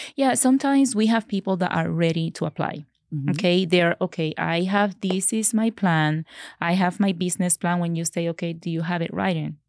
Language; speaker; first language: English; non-native, fluent; Spanish